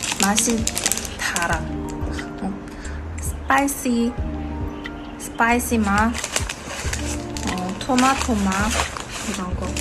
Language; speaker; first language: Korean; non-native, learner; Chinese